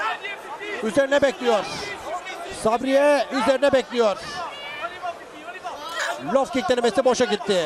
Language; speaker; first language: Turkish; native; Turkish